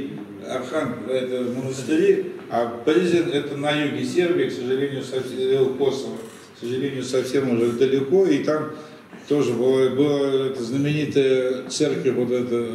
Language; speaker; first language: Russian; native; Russian